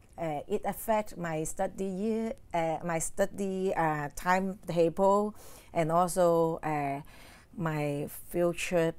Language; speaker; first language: English; non-native, learner; Cantonese